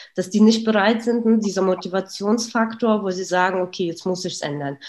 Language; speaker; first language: German; early bilingual, other home language; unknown